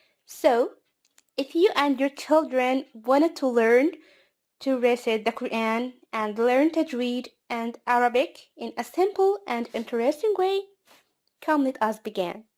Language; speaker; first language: English; non-native, fluent; Arabic